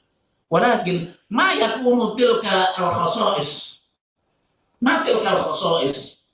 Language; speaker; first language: Arabic; non-native, fluent; Indonesian